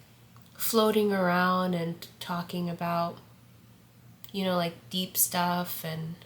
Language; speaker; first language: English; native; English